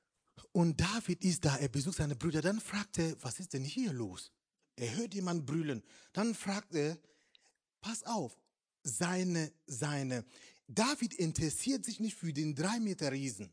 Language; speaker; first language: German; non-native, fluent; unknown